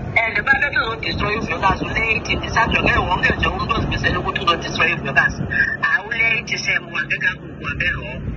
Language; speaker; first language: Zulu; non-native, local second language; Xhosa